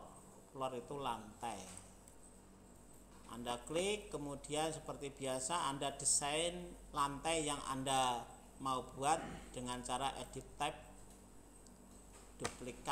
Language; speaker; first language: Indonesian; native; Indonesian